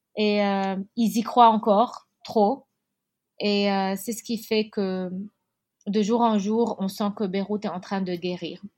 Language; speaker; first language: French; non-native, local second language; Arabic